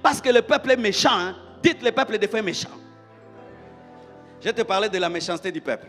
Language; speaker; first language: French; non-native, local second language; Lingala